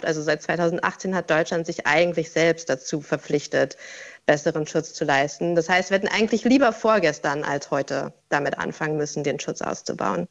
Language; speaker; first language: German; native; German